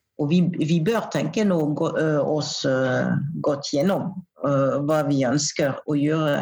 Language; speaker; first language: Norwegian; non-native, fluent; French